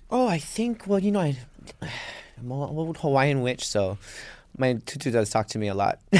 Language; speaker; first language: English; native; English